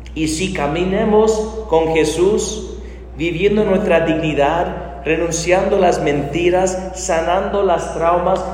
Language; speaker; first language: Spanish; non-native, fluent; English